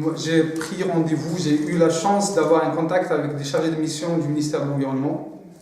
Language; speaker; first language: French; non-native, local second language; Arabic